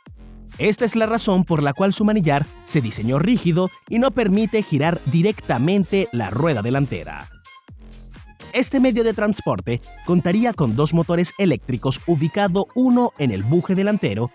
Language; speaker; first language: Spanish; native; Spanish